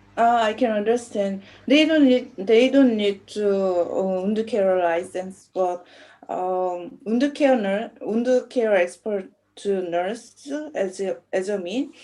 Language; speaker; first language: English; non-native, learner; Korean